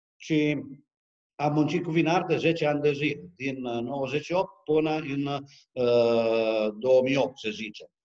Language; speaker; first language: Romanian; non-native, fluent; Italian